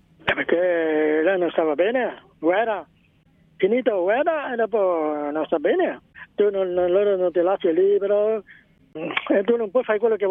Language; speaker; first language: Italian; non-native, learner; Vietnamese